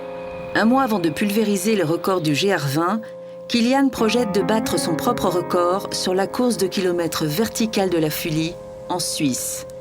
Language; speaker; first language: French; native; French